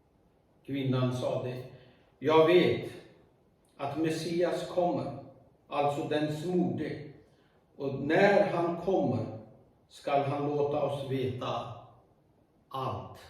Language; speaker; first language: Swedish; non-native, fluent; Urdu